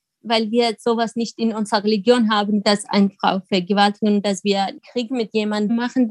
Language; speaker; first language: German; non-native, learner; Kurdish